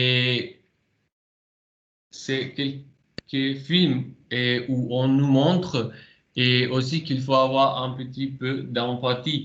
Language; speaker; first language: French; non-native, fluent; Spanish